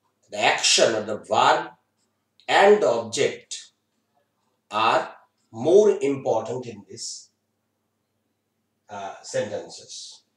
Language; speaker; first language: English; non-native, local second language; Bangla